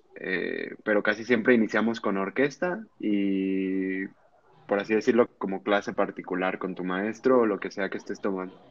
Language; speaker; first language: Spanish; native; Spanish